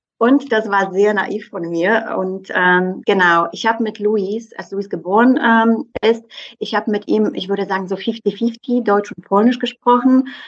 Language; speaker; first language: German; non-native, fluent; Polish